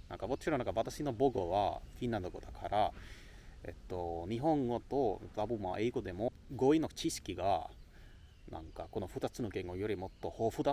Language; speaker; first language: Japanese; non-native, learner; Finnish